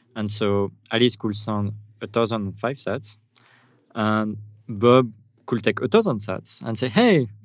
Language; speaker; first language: English; non-native, fluent; French